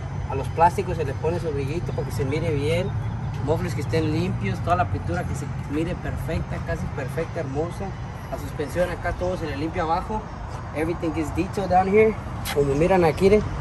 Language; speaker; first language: Spanish; early bilingual, heritage; Spanish